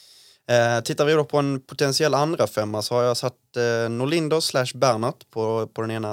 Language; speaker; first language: Swedish; native; Swedish